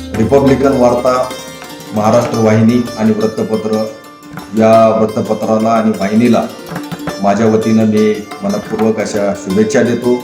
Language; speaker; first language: Marathi; native; Marathi